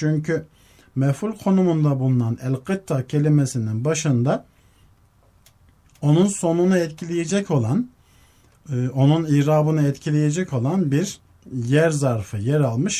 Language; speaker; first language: Turkish; native; Turkish